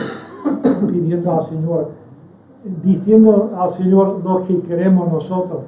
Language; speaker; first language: Spanish; non-native, fluent; English